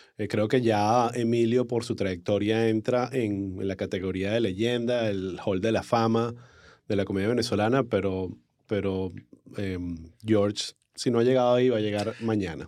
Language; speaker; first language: Spanish; native; Spanish